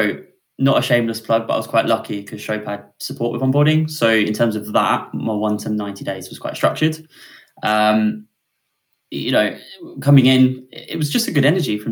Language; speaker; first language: English; native; English